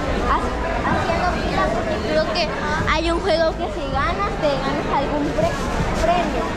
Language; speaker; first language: Spanish; native; Spanish